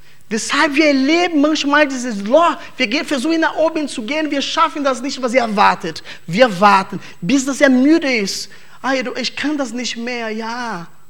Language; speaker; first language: German; non-native, fluent; Portuguese